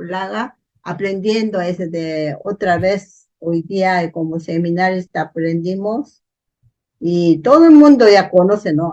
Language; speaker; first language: Spanish; non-native, learner; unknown